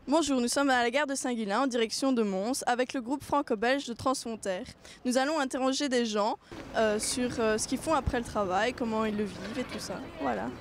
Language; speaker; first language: French; native; French